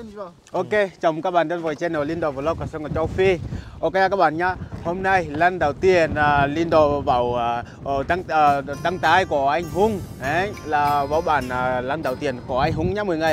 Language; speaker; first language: Vietnamese; non-native, learner; Portuguese